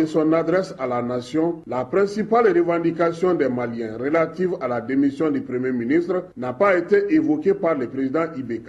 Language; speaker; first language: French; non-native, local second language; Bambara